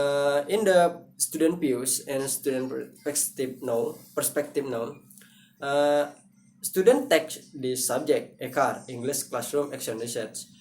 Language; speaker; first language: English; non-native, learner; Indonesian